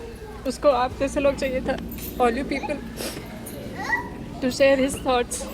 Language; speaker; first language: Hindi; non-native, local second language; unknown